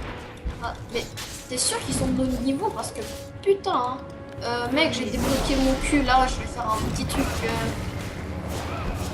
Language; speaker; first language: French; native; French